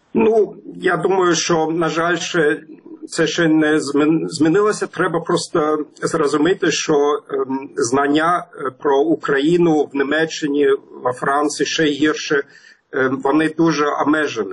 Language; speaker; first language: Ukrainian; non-native, fluent; German